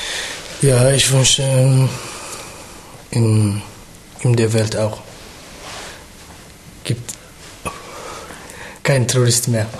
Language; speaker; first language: German; non-native, learner; Somali